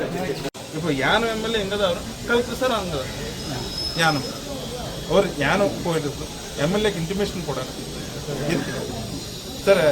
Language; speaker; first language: Tamil; non-native, local second language; Telugu